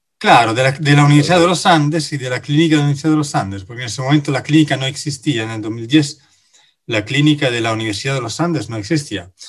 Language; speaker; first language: Spanish; non-native, fluent; Italian